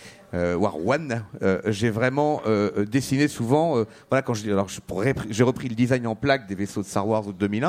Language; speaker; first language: French; native; French